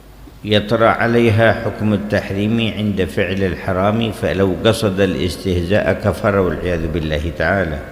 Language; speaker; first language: Arabic; native; Arabic